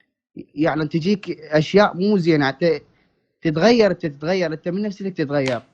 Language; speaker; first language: Arabic; native; Arabic